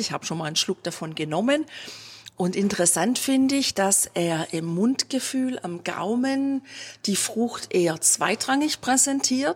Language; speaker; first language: German; native; German